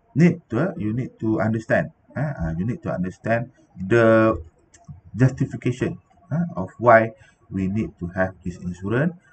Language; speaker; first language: English; non-native, local second language; Malay